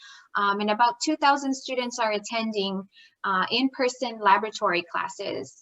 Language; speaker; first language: English; native; English